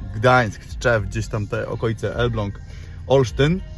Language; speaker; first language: Polish; native; Polish